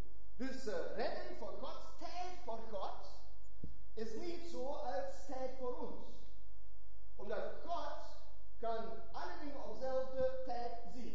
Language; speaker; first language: Dutch; non-native, fluent; German